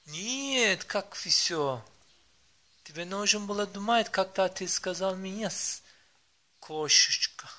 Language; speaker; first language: Russian; non-native, learner; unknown